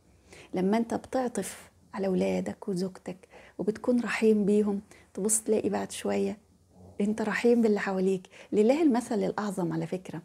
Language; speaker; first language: Arabic; native; Arabic